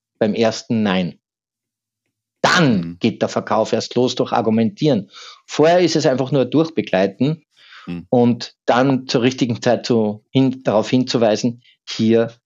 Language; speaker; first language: German; native; German